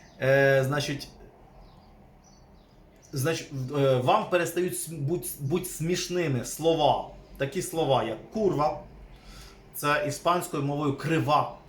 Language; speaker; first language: Ukrainian; native; Ukrainian